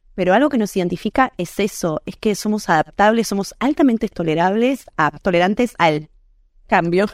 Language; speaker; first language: Spanish; native; Spanish